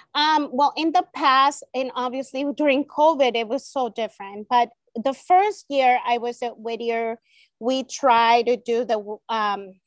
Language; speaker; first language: English; non-native, fluent; Spanish